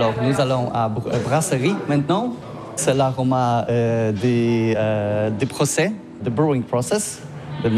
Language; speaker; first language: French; non-native, learner; Polish